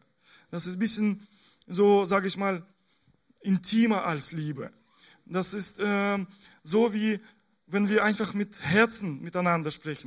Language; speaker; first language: German; non-native, fluent; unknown